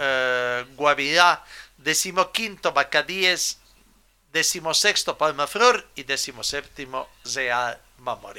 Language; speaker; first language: Spanish; native; Spanish